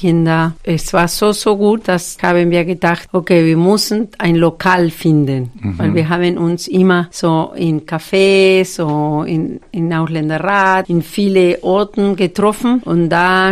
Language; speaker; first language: German; non-native, fluent; Spanish